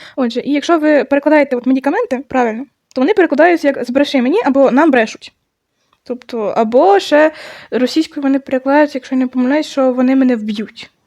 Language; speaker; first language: Ukrainian; non-native, local second language; Russian